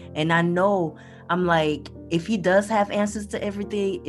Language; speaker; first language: English; native; English